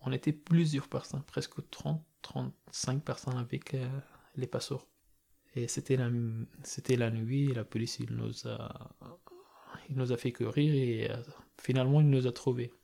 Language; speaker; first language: French; non-native, learner; Persian